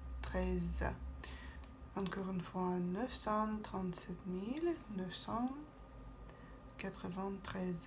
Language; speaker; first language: French; non-native, fluent; Russian